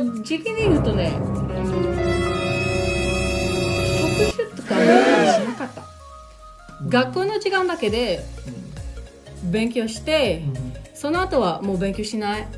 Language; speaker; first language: Japanese; non-native, local second language; Filipino